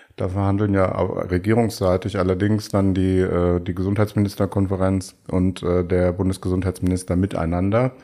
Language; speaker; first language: German; native; German